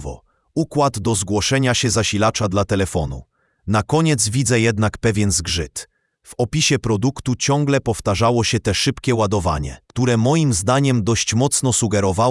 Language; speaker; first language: Polish; native; Polish